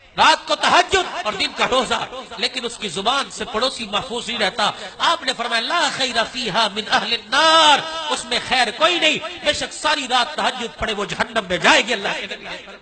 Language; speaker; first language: Urdu; non-native, local second language; Punjabi